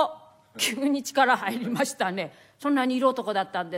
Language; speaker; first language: Japanese; native; Japanese